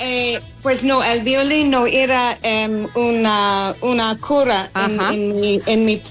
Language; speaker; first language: Spanish; non-native, learner; English